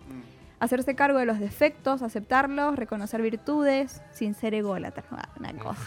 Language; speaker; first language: Spanish; native; Spanish